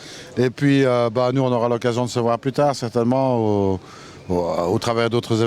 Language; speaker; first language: French; native; French